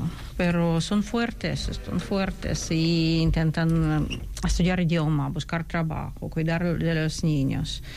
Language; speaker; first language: Spanish; non-native, fluent; Ukrainian